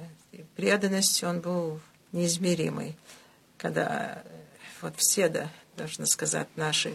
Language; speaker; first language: Russian; early bilingual, heritage; Russian